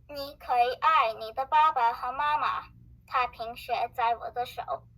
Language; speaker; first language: Chinese; non-native, learner; English